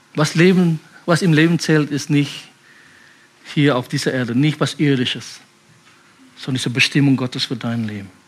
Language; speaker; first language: German; non-native, fluent; Indonesian